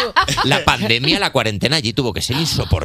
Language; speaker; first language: Spanish; native; Spanish